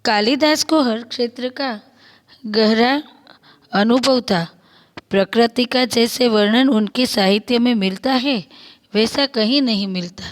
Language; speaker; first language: Hindi; non-native, local second language; Gujarati